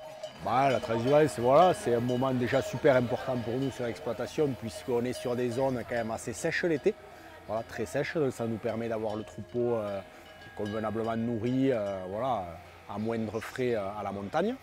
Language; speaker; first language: French; native; French